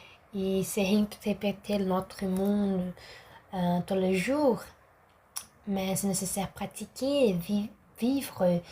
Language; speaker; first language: French; non-native, learner; Portuguese